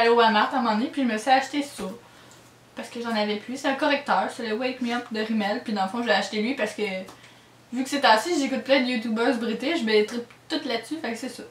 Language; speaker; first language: French; native; French